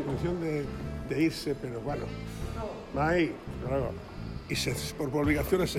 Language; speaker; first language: Spanish; native; Spanish